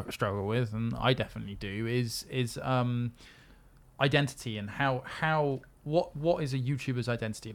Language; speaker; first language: English; native; English